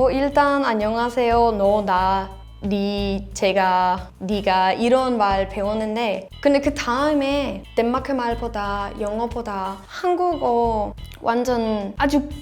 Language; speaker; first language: Korean; non-native, fluent; Danish